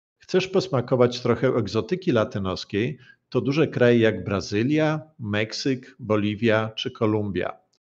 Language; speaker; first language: Polish; native; Polish